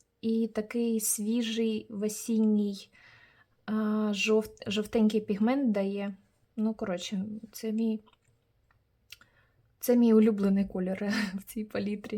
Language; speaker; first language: Ukrainian; native; Ukrainian